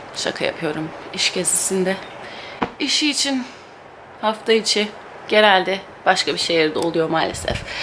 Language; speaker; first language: Turkish; early bilingual, heritage; Turkish